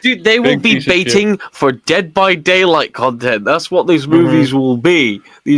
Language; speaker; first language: English; native; English